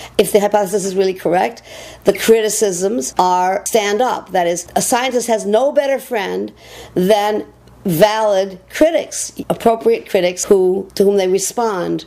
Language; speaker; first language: English; native; English